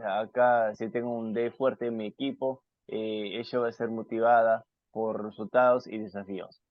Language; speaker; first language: Spanish; non-native, fluent; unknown